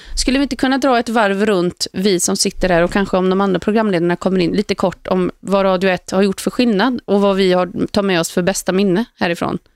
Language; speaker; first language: Swedish; native; Swedish